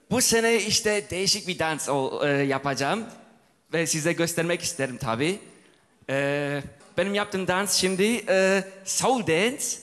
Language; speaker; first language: Turkish; early bilingual, heritage; Turkish